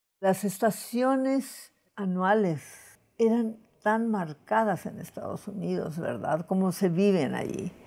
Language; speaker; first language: Spanish; native; Spanish